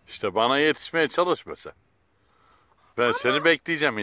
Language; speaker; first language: Turkish; native; Turkish